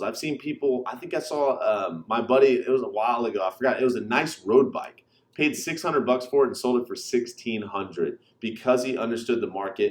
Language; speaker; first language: English; native; English